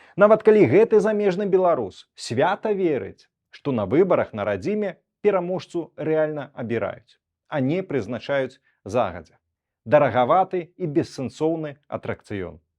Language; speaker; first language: Belarusian; native; Belarusian